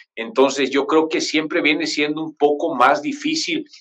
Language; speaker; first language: Spanish; native; Spanish